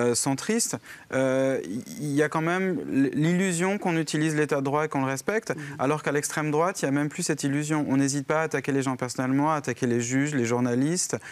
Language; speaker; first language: French; native; French